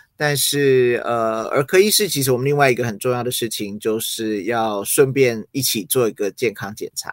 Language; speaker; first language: Chinese; early bilingual, other home language; English